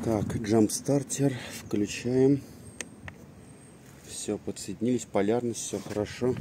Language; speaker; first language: Russian; native; Russian